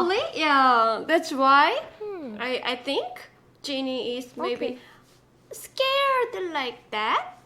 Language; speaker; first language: English; non-native, learner; Korean